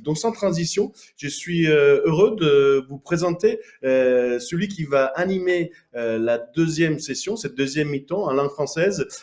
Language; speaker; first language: French; native; French